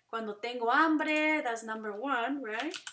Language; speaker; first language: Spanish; non-native, fluent; Korean